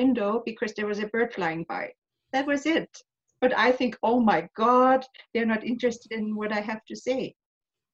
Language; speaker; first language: English; non-native, fluent; German